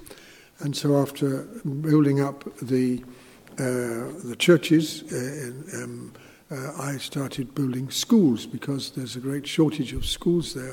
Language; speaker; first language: English; native; English